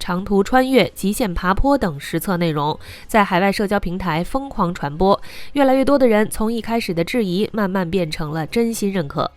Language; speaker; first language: Chinese; native; Chinese